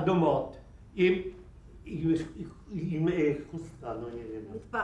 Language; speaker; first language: Hebrew; non-native, fluent; Polish